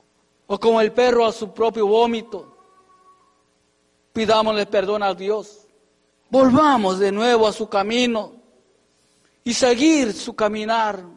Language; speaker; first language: Spanish; native; Spanish